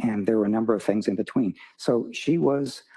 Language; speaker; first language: English; native; English